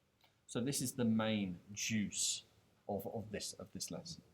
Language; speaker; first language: English; native; English